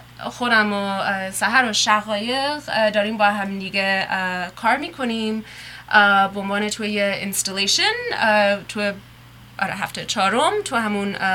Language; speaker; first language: Persian; early bilingual, heritage; Persian